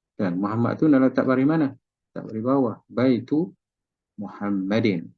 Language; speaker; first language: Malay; native; Malay